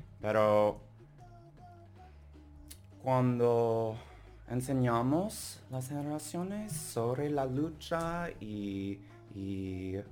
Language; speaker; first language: Spanish; non-native, learner; English